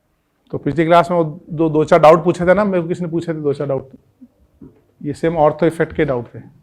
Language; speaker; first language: Hindi; native; Hindi